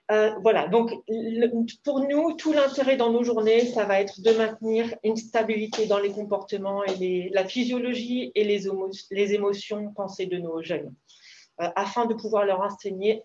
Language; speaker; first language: French; native; French